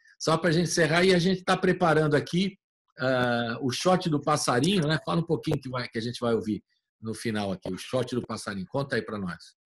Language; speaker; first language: Portuguese; native; Portuguese